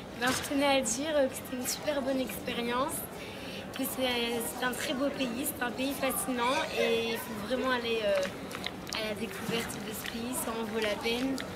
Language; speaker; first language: French; native; French